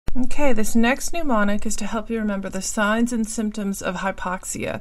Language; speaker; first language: English; native; English